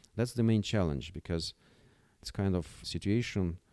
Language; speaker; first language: English; non-native, fluent; Russian